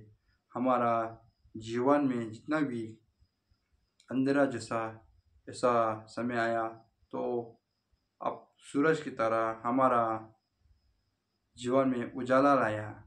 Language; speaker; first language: Hindi; non-native, local second language; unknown